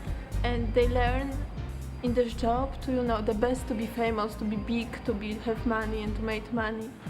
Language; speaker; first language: English; non-native, learner; Polish